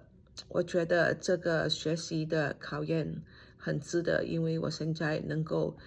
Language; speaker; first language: Chinese; non-native, fluent; English